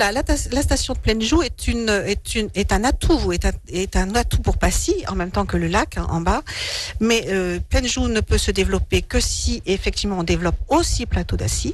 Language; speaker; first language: French; native; French